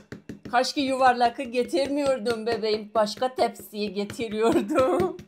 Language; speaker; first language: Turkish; non-native, learner; Persian